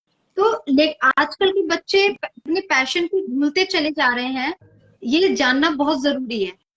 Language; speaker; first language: Hindi; native; Hindi